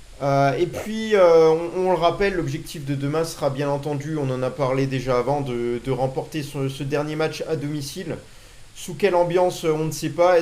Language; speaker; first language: French; native; French